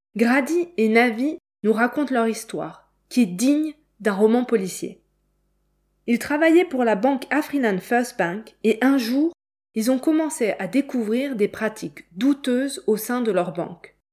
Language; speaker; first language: French; native; French